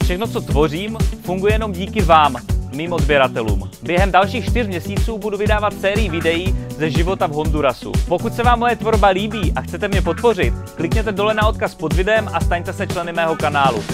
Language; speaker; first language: Czech; native; Czech